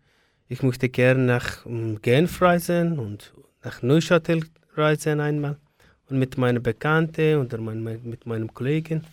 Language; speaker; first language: German; non-native, learner; Persian